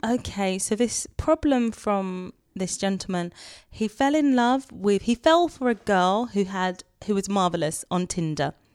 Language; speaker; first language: English; native; English